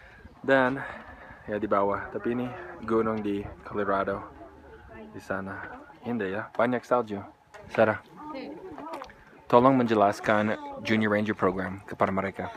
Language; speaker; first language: Indonesian; non-native, fluent; English